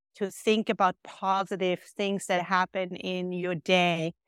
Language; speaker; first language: English; non-native, fluent; German